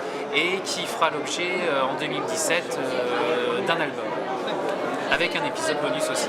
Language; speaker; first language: French; native; French